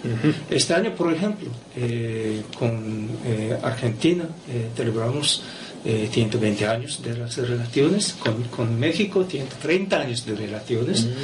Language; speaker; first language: Spanish; non-native, fluent; Japanese